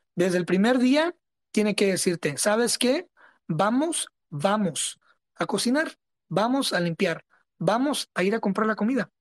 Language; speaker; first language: Spanish; early bilingual, heritage; Spanish